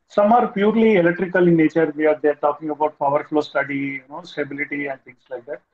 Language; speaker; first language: English; non-native, local second language; Telugu